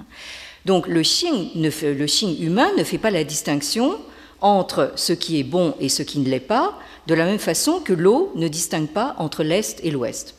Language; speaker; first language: French; native; French